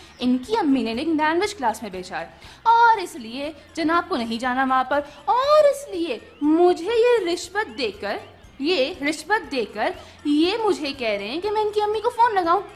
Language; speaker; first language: Urdu; native; Urdu